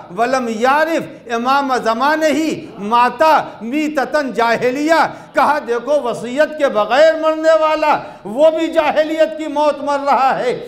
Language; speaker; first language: Urdu; native; Urdu